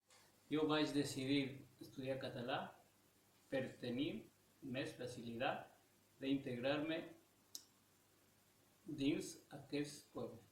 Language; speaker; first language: Catalan; non-native, learner; Spanish